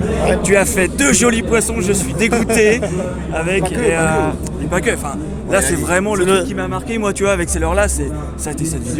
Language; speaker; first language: French; native; French